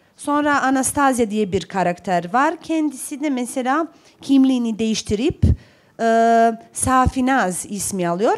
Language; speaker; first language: Turkish; non-native, fluent; Bosnian